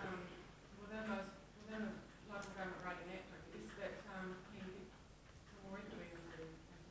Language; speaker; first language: English; native; English